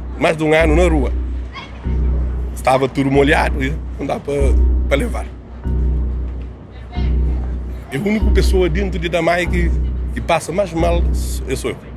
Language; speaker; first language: Portuguese; non-native, local second language; Kabuverdianu